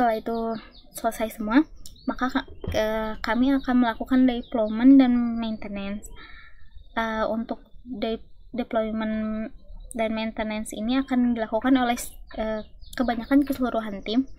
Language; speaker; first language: Indonesian; native; Indonesian